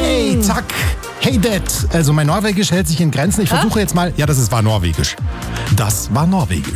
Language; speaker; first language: German; native; German